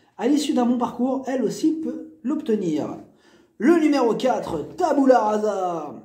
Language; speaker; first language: French; native; French